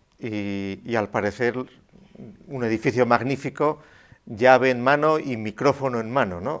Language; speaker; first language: Spanish; native; Spanish